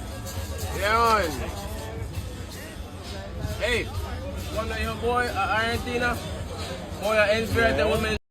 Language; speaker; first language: Spanish; non-native, learner; English